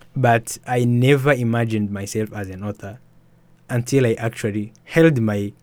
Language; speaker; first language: English; early bilingual, other home language; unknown